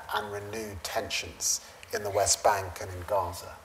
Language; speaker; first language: English; native; English